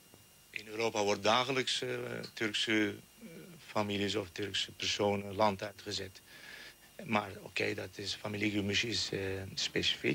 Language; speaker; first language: Dutch; non-native, fluent; Turkish